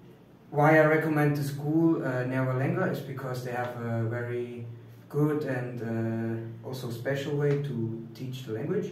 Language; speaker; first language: English; non-native, fluent; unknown